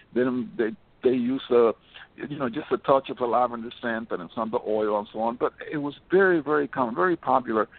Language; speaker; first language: English; early bilingual, other home language; Spanish